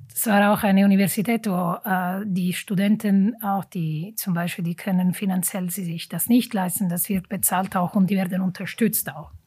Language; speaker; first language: German; non-native, fluent; Italian